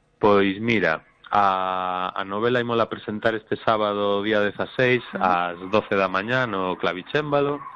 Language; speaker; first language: Galician; native; Galician